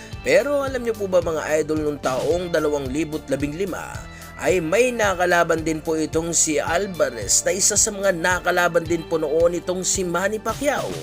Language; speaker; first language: Filipino; non-native, local second language; Cebuano